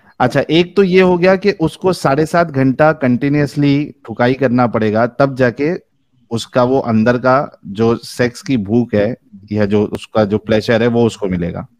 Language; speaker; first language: Hindi; native; Hindi